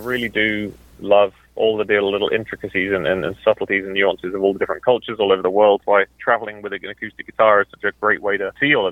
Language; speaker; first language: English; native; English